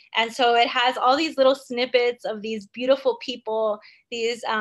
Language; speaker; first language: English; early bilingual, other home language; Spanish